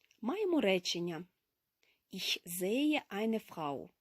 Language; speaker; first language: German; non-native, fluent; Ukrainian